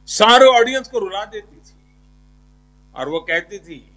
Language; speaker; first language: Hindi; non-native, local second language; Gujarati